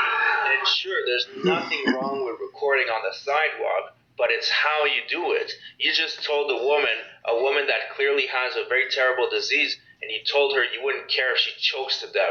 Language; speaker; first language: English; native; English